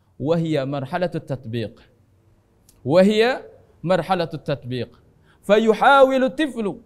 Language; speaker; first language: Arabic; non-native, fluent; Indonesian